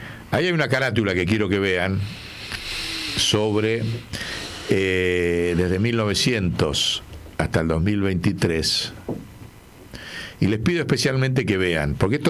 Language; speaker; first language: Spanish; native; Spanish